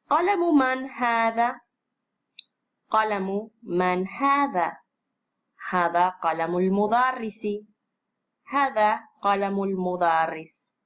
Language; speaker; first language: Arabic; non-native, fluent; Spanish